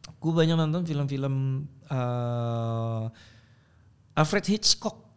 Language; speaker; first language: Indonesian; native; Indonesian